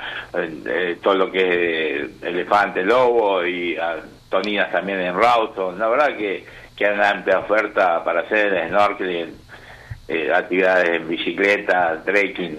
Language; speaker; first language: Spanish; native; Spanish